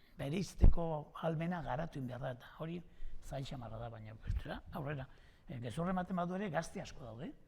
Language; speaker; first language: Basque; native; Basque